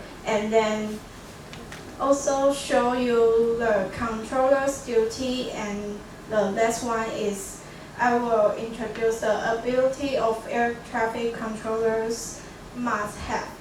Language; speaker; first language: English; non-native, learner; Chinese